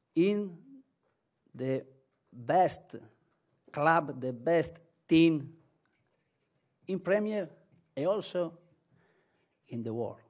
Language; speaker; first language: English; non-native, learner; Spanish